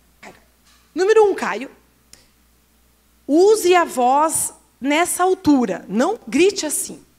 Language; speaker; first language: Portuguese; native; Portuguese